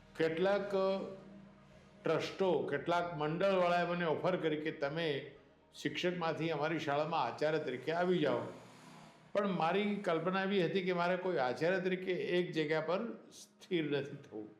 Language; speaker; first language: Gujarati; native; Gujarati